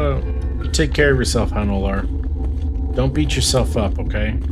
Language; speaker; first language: English; native; English